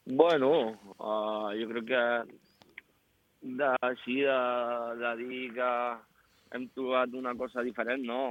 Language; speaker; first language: Catalan; non-native, local second language; Spanish